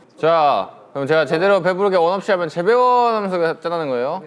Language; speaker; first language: Korean; native; Korean